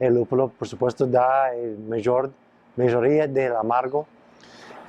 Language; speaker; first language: Spanish; non-native, fluent; English